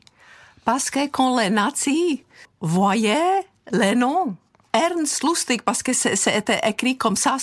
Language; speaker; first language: French; non-native, fluent; Czech